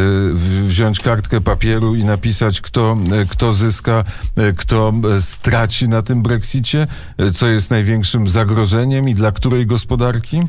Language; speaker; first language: Polish; native; Polish